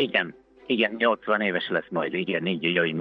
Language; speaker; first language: Hungarian; non-native, learner; Italian